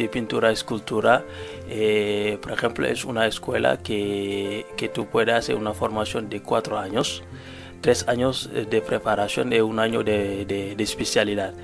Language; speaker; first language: Spanish; non-native, learner; Wolof